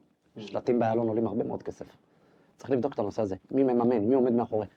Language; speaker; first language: Hebrew; native; Hebrew